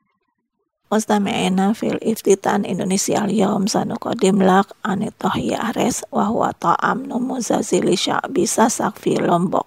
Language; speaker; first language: Arabic; non-native, fluent; Indonesian